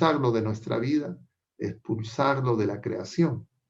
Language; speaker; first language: Spanish; native; Spanish